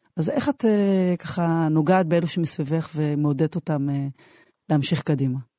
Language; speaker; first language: Hebrew; native; Hebrew